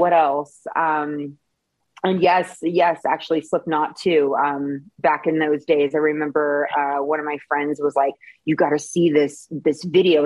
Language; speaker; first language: English; native; English